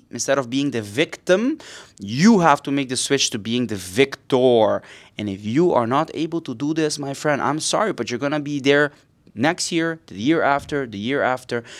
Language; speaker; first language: English; non-native, fluent; Papiamento